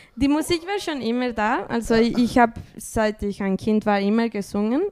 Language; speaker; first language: German; non-native, fluent; Spanish